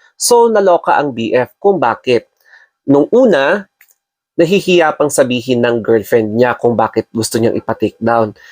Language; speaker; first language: Filipino; non-native, local second language; Iloko